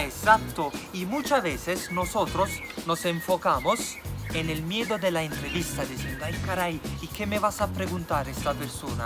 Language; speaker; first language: Spanish; non-native, fluent; Italian